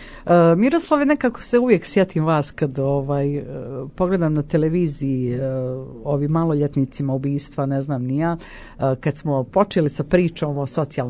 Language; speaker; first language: Croatian; native; Croatian